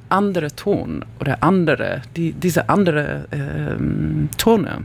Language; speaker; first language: German; non-native, learner; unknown